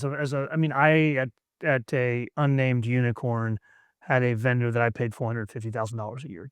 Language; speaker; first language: English; native; English